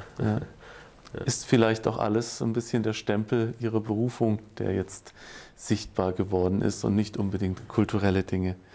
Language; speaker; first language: German; native; German